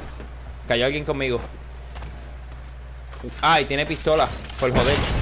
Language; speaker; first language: Spanish; early bilingual, heritage; Spanish